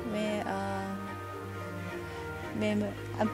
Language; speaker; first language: French; non-native, learner; Japanese